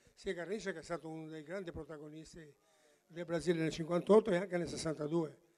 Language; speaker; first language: Italian; non-native, fluent; Portuguese